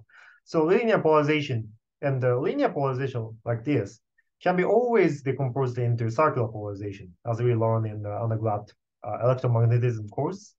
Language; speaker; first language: English; non-native, fluent; Japanese